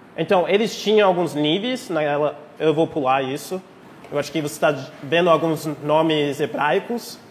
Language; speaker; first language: Portuguese; non-native, fluent; English